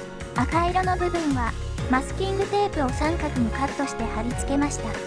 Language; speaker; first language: Japanese; native; Japanese